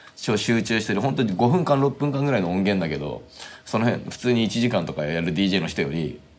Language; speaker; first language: Japanese; native; Japanese